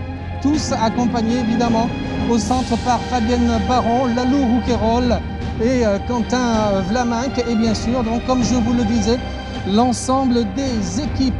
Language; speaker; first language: French; native; French